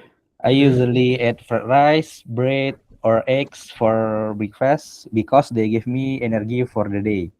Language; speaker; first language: English; non-native, learner; Indonesian